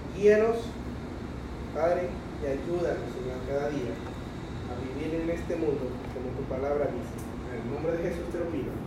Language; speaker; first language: Spanish; early bilingual, other home language; Chinese